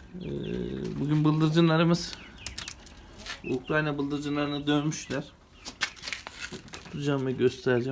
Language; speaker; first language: Turkish; native; Turkish